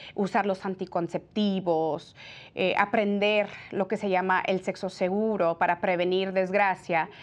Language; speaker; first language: Spanish; early bilingual, heritage; Spanish